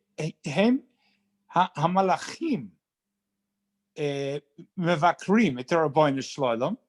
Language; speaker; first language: Hebrew; non-native, fluent; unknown